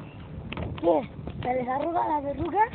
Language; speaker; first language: Spanish; native; Spanish